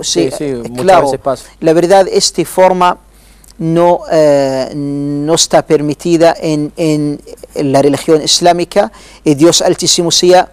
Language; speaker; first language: Spanish; non-native, learner; Arabic